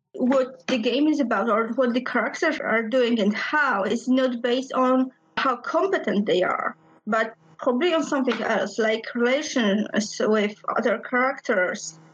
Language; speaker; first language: English; non-native, fluent; Polish